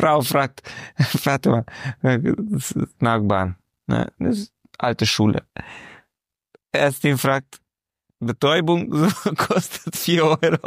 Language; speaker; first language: German; non-native, learner; Romanian